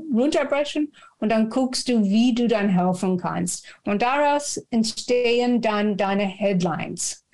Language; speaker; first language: German; non-native, fluent; English